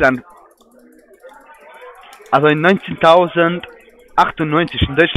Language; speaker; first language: German; non-native, fluent; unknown